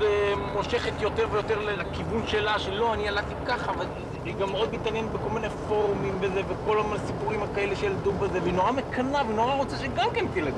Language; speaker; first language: Hebrew; native; Hebrew